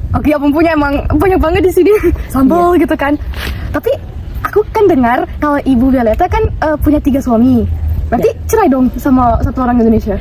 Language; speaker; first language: Indonesian; non-native, fluent; Russian